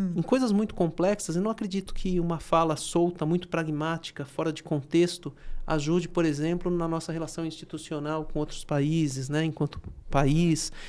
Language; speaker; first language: Portuguese; native; Portuguese